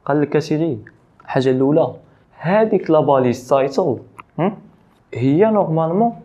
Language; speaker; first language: Arabic; native; Arabic